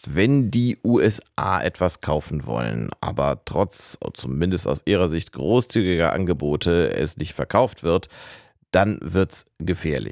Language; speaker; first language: German; native; German